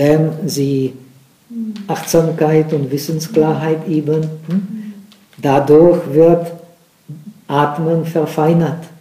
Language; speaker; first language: German; non-native, fluent; Czech